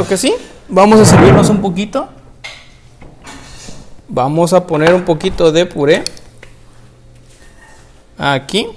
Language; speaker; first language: Spanish; native; Spanish